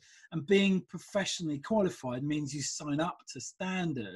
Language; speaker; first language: English; native; English